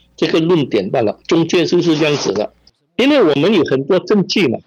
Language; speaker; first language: Chinese; non-native, local second language; Min Nan Chinese